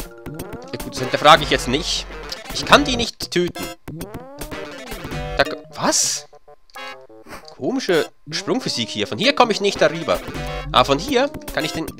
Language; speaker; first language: German; native; German